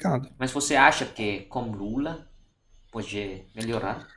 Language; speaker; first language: Portuguese; non-native, fluent; Indonesian